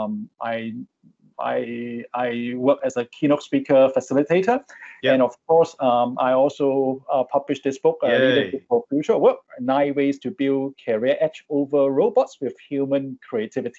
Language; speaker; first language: English; non-native, local second language; Cantonese